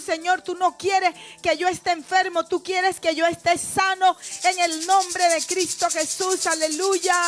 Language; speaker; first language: Spanish; native; Spanish